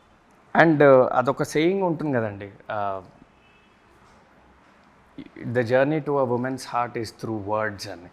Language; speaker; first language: Telugu; native; Telugu